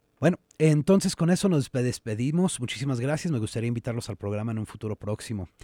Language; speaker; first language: Spanish; early bilingual, heritage; Spanish